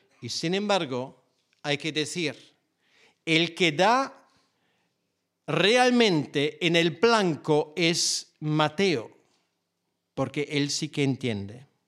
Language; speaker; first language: Spanish; non-native, fluent; German